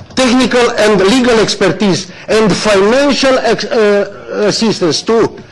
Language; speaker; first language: English; non-native, fluent; Romanian